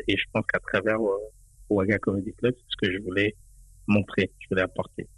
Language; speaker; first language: French; non-native, local second language; Haitian Creole